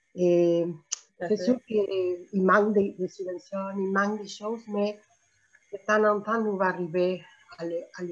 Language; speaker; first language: French; non-native, fluent; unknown